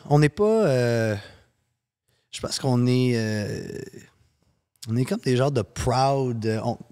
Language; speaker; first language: French; early bilingual, heritage; French